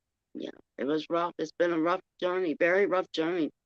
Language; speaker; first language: English; native; English